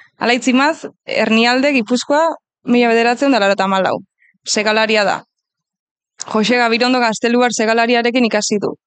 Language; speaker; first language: Basque; native; Basque